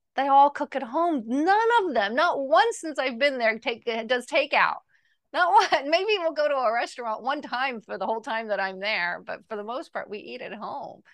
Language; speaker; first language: English; early bilingual, other home language; Italian